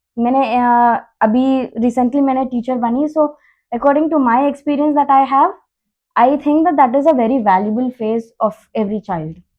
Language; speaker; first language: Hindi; non-native, local second language; Telugu